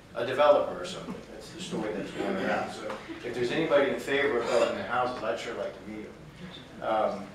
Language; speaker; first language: English; native; English